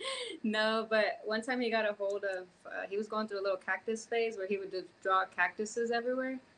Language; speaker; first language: English; native; English